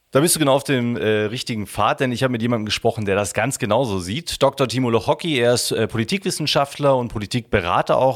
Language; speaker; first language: German; native; German